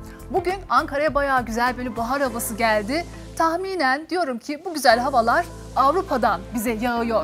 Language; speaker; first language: Turkish; native; Turkish